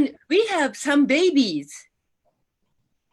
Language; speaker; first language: English; non-native, learner; Japanese